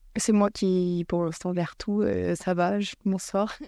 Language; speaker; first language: French; native; French